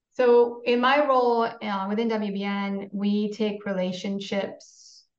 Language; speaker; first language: English; non-native, fluent; Polish